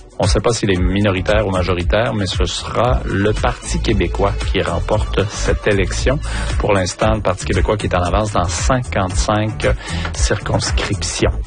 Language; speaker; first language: French; native; French